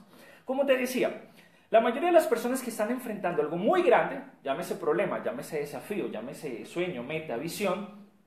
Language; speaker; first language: Spanish; native; Spanish